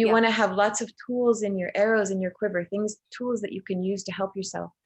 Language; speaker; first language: English; native; English